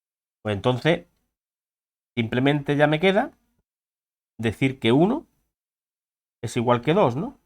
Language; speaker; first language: Spanish; native; Spanish